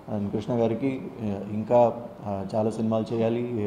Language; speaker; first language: Telugu; non-native, learner; Tamil